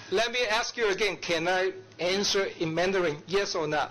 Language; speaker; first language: English; non-native, fluent; Chinese